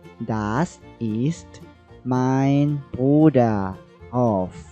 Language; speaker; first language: German; non-native, fluent; Thai